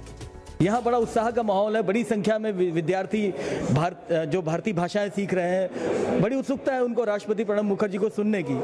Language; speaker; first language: Hindi; native; Hindi